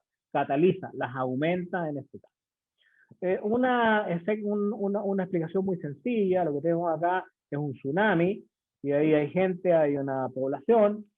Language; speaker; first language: Spanish; native; Spanish